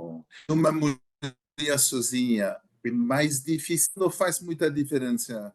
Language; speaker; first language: Portuguese; non-native, learner; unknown